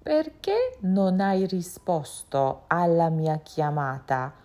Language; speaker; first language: Italian; non-native, fluent; Georgian